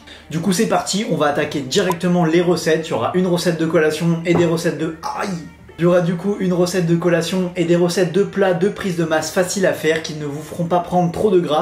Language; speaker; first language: French; native; French